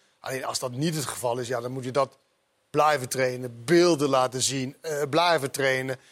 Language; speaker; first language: Dutch; non-native, fluent; Danish